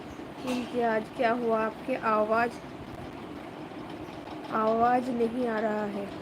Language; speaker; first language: Hindi; non-native, local second language; Bangla